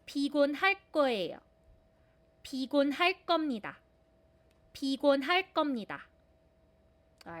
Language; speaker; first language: Korean; non-native, fluent; Filipino